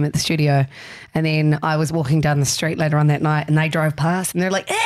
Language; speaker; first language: English; native; English